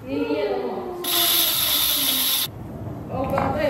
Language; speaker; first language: Swedish; early bilingual, other home language; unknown